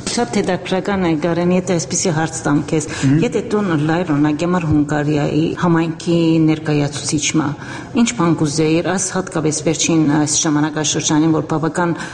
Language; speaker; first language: Armenian; early bilingual, heritage; Armenian